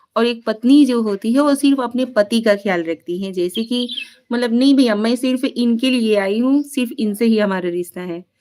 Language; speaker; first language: Hindi; native; Hindi